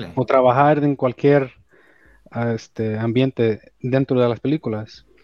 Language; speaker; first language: Spanish; early bilingual, heritage; Spanish